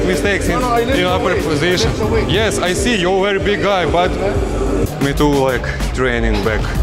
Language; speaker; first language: English; non-native, learner; Russian